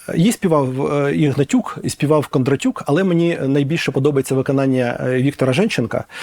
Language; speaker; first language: Ukrainian; native; Ukrainian